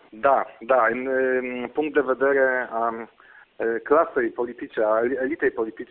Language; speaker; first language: Romanian; non-native, fluent; Polish